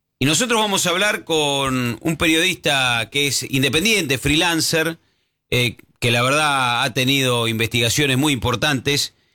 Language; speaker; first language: Spanish; native; Spanish